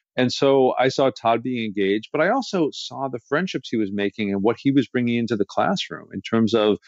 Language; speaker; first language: English; native; English